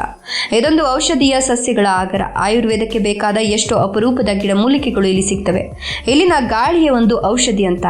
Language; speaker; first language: Kannada; native; Kannada